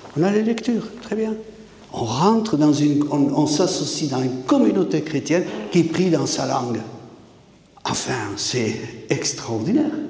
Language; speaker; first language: French; non-native, local second language; Basque